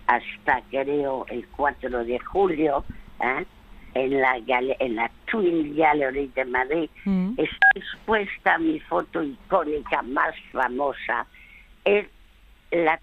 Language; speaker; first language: Spanish; early bilingual, other home language; French